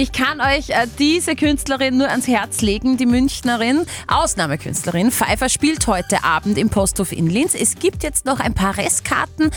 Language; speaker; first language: German; native; German